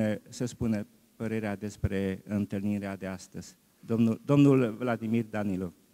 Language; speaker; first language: Romanian; non-native, local second language; Hungarian